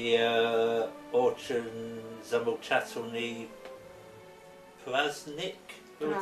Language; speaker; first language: Russian; non-native, learner; English